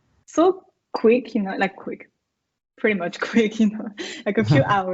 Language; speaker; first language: English; non-native, fluent; French